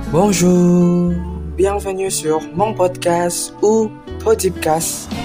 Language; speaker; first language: French; non-native, learner; Indonesian